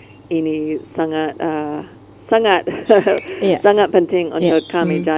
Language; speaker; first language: Indonesian; non-native, learner; English